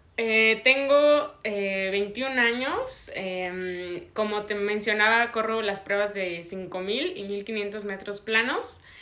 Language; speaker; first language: Spanish; native; Spanish